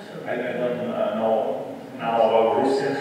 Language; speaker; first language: English; non-native, fluent; Spanish